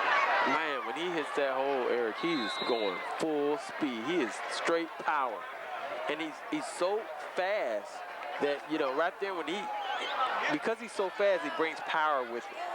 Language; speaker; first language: English; native; English